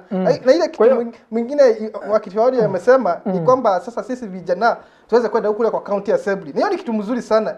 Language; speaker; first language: Swahili; non-native, local second language; Kikuyu